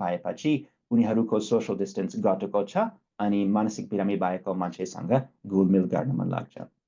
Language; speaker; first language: Nepali; non-native, fluent; English